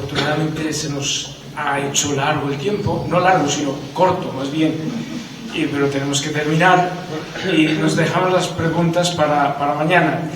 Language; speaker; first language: Spanish; native; Spanish